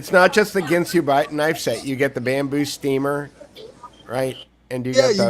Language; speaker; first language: English; native; English